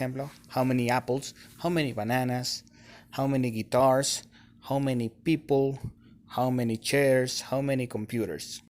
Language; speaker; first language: English; non-native, fluent; Spanish